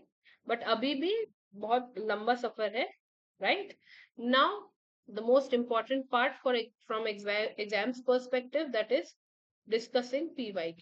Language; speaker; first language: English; non-native, local second language; Hindi